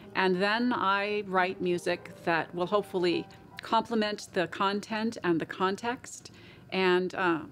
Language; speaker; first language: English; native; English